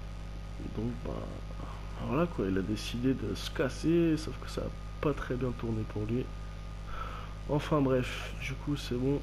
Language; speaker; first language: French; native; French